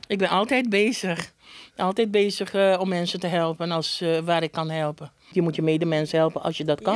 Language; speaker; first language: Dutch; non-native, local second language; Papiamento